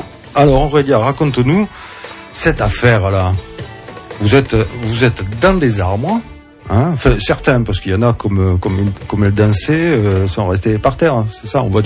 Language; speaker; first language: French; native; French